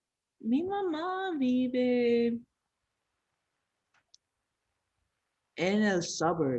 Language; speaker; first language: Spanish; non-native, learner; English